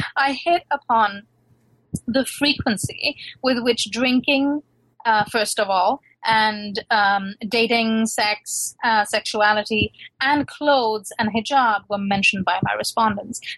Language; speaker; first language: English; non-native, local second language; Urdu